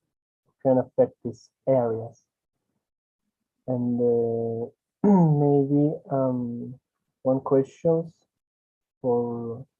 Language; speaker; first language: English; non-native, learner; Spanish